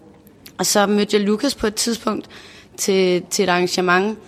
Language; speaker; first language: Danish; native; Danish